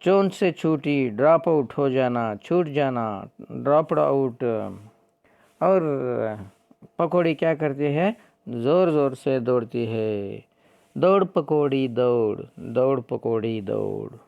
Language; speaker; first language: Hindi; non-native, local second language; Kannada